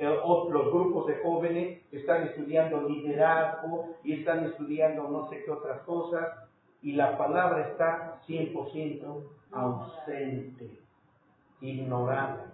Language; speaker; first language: Spanish; native; Spanish